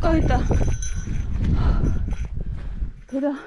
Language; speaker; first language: Korean; native; Korean